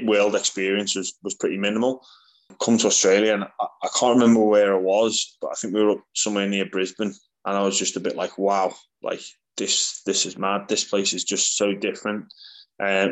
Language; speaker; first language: English; native; English